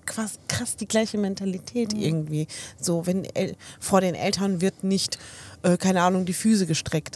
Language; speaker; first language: German; early bilingual, other home language; Arabic